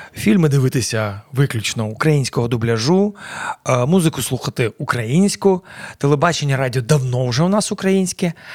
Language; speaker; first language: Ukrainian; non-native, local second language; Russian